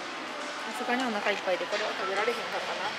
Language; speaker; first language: Japanese; native; Japanese